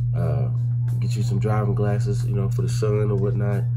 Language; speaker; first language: English; native; English